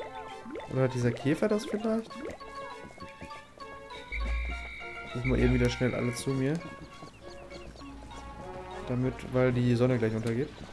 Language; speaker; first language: German; native; German